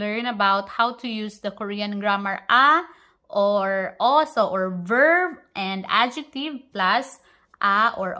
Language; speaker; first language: English; non-native, local second language; Filipino